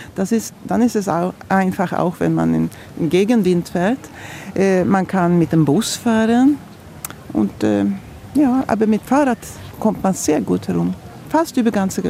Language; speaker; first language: German; non-native, fluent; Swedish